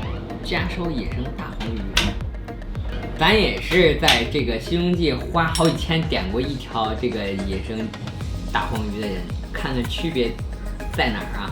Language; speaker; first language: Chinese; native; Chinese